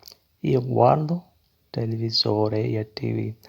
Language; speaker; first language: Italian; non-native, learner; Urdu